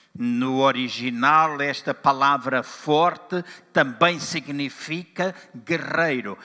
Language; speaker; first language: Portuguese; native; Portuguese